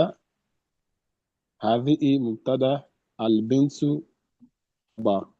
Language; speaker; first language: Arabic; non-native, learner; English